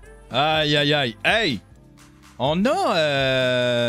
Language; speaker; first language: French; native; French